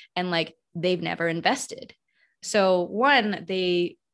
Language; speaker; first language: English; native; English